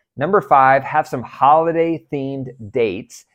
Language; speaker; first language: English; native; English